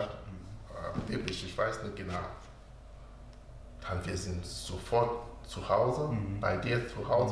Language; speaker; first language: German; non-native, learner; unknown